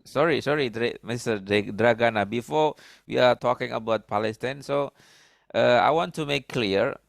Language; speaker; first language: English; non-native, learner; Indonesian